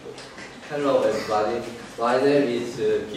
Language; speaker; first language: English; non-native, learner; Korean